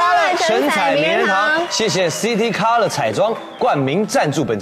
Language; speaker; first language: Chinese; native; Chinese